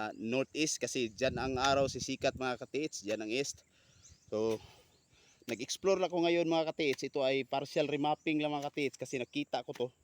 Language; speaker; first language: Filipino; non-native, local second language; Cebuano